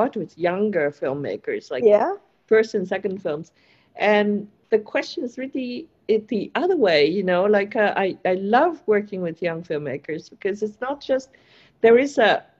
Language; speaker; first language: English; non-native, local second language; Cantonese